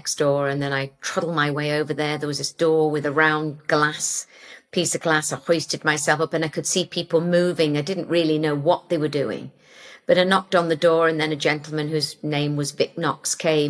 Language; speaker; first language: English; native; English